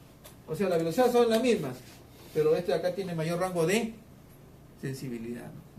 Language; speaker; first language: Spanish; native; Spanish